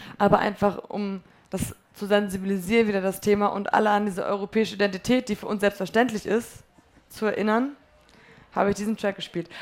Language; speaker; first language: German; early bilingual, other home language; Polish